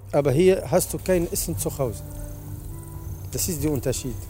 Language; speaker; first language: German; non-native, learner; Arabic